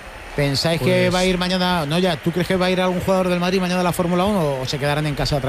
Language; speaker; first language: Spanish; native; Spanish